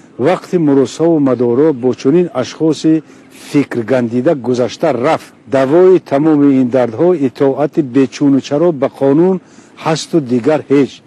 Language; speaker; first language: Tajik; non-native, local second language; Shughni